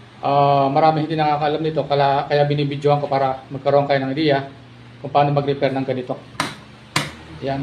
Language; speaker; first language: Filipino; native; Filipino